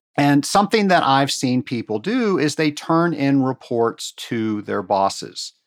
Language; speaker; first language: English; native; English